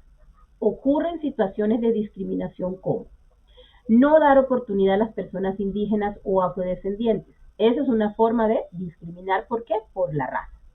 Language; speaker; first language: Spanish; native; Spanish